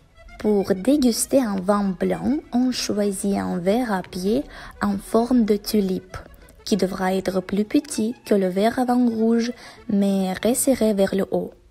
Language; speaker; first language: French; non-native, learner; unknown